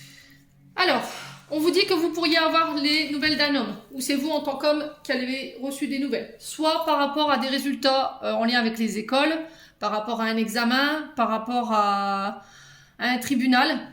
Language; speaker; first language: French; native; French